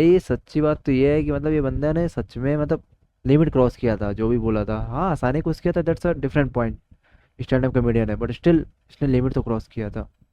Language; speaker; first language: Hindi; native; Hindi